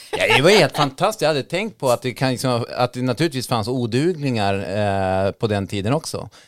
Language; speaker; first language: Swedish; native; Swedish